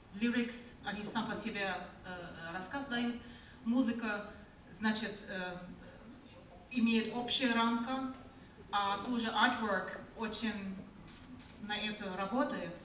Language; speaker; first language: Russian; non-native, learner; German